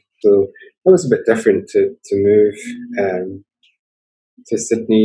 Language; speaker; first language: English; native; English